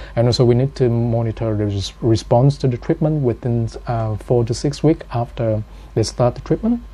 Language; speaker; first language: English; non-native, fluent; Vietnamese